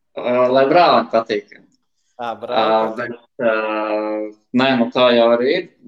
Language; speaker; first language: Latvian; native; Latvian